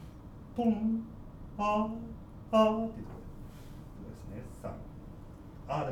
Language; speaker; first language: Japanese; native; Japanese